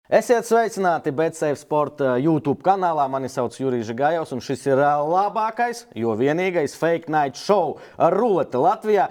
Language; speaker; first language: Latvian; non-native, local second language; Russian